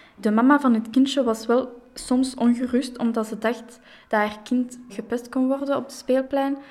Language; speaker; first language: Dutch; non-native, local second language; French